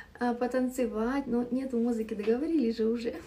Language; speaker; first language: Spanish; non-native, learner; Russian